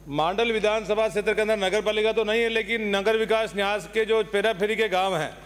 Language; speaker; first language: Hindi; native; Hindi